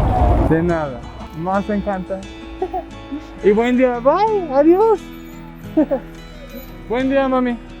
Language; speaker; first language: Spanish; non-native, learner; English